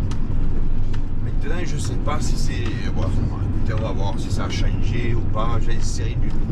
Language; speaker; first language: French; native; French